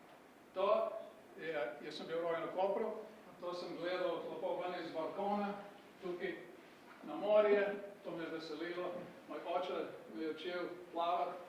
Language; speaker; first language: Slovenian; early bilingual, heritage; Slovenian